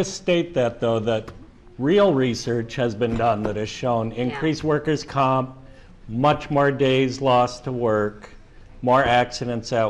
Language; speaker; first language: English; native; English